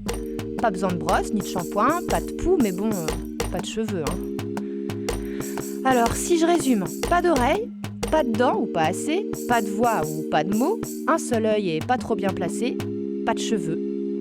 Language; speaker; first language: French; native; French